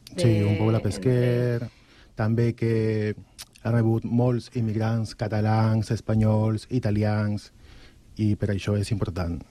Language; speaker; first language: Catalan; non-native, learner; Spanish